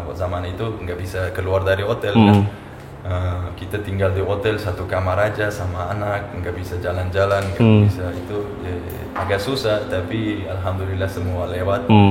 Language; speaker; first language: Indonesian; non-native, fluent; Uzbek